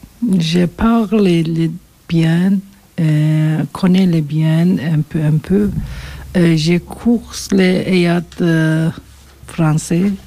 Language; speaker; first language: French; non-native, learner; Turkish